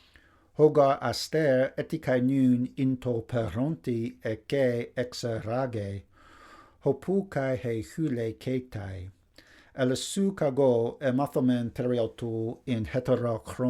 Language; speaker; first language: Greek; non-native, fluent; English